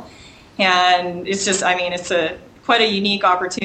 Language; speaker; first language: English; native; English